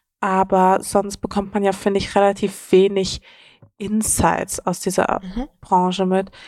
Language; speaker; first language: German; native; German